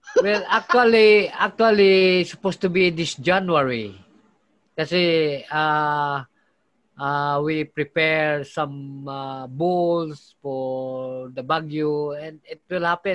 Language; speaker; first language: English; non-native, local second language; Filipino